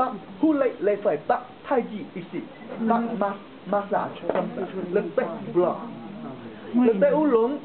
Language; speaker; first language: French; non-native, learner; Chinese